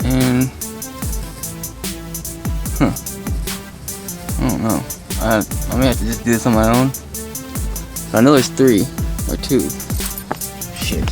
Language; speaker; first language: English; native; English